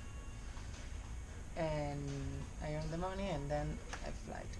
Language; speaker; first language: English; non-native, learner; Spanish